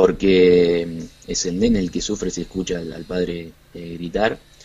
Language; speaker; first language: Spanish; native; Spanish